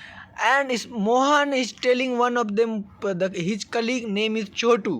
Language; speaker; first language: English; non-native, learner; Hindi